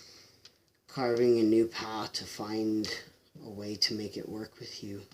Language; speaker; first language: English; native; English